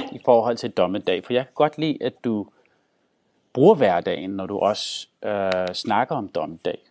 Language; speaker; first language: Danish; non-native, local second language; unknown